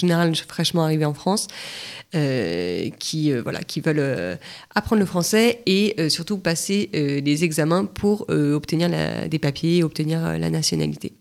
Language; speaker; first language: French; native; French